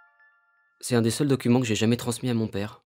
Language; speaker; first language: French; native; French